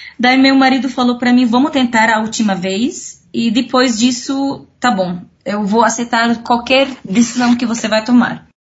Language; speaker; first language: Portuguese; non-native, fluent; Arabic